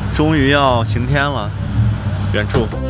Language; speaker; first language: Chinese; native; Chinese